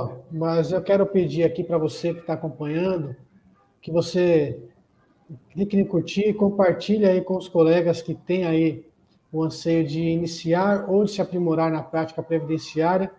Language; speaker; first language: Portuguese; native; Portuguese